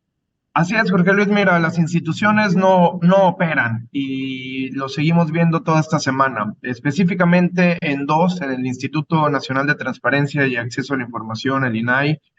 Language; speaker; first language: Spanish; native; Spanish